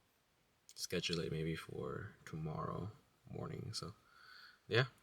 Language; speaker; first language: English; native; English